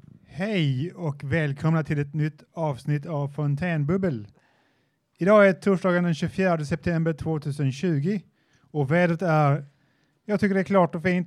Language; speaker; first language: Swedish; native; Swedish